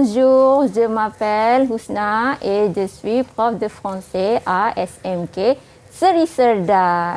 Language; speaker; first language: French; non-native, fluent; Malay